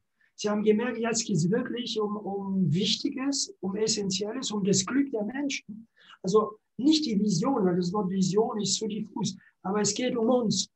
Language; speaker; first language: German; non-native, fluent; French